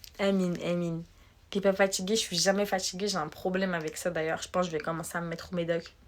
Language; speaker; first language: French; early bilingual, other home language; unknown